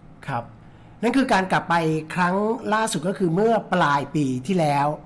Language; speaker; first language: Thai; native; Thai